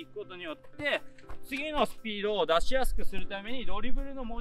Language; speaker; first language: Japanese; native; Japanese